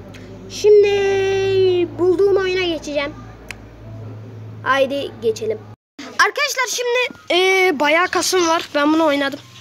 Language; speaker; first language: Turkish; native; Turkish